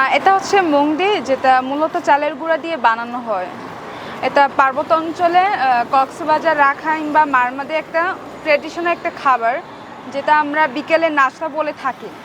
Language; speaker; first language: Bangla; non-native, local second language; Marma